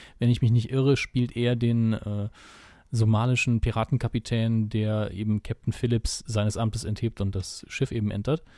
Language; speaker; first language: German; native; German